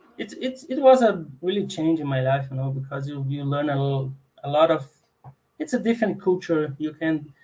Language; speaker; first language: English; non-native, learner; Portuguese